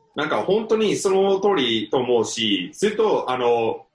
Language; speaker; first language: Japanese; non-native, fluent; English